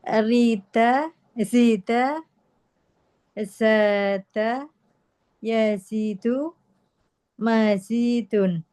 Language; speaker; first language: Arabic; non-native, learner; Indonesian